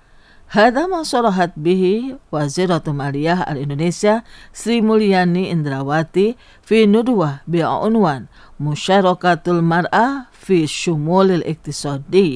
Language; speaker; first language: Arabic; non-native, fluent; Indonesian